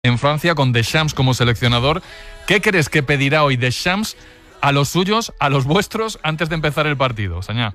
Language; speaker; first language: Spanish; native; Spanish